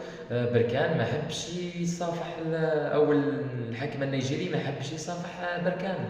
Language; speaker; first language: Arabic; native; Arabic